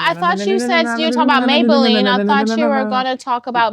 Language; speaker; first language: English; native; English